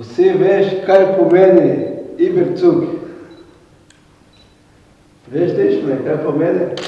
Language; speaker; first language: Slovenian; non-native, learner; Portuguese